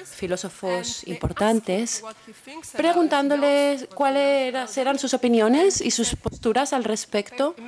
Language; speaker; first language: Spanish; non-native, fluent; Polish